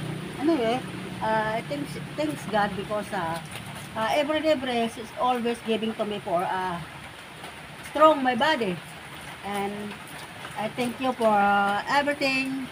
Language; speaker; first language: English; non-native, learner; Filipino